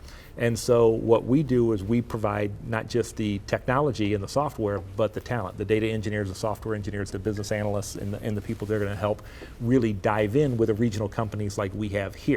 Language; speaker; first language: English; native; English